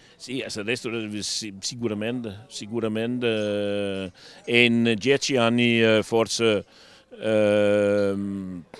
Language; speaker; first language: Italian; non-native, learner; Danish